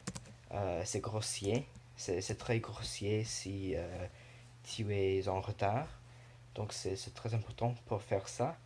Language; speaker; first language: French; non-native, learner; English